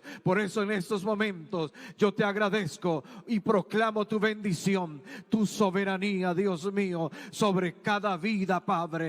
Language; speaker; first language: Spanish; native; Spanish